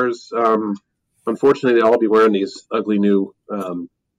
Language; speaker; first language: English; native; English